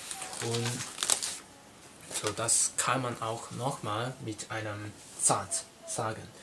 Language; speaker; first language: German; non-native, learner; Cantonese